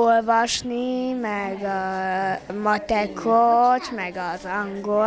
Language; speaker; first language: Hungarian; early bilingual, other home language; Chinese